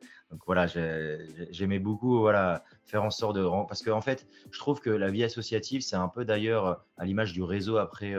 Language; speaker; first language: French; native; French